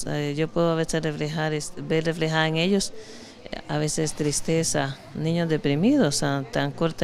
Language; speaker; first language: Spanish; native; Spanish